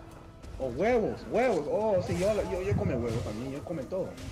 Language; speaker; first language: Spanish; early bilingual, heritage; Spanish